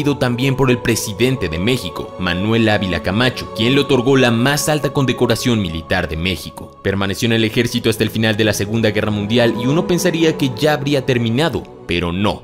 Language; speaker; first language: Spanish; native; Spanish